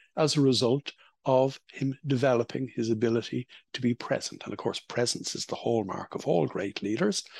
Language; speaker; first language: English; native; English